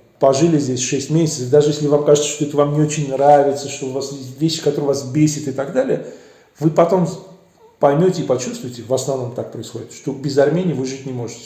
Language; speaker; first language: Russian; early bilingual, other home language; Armenian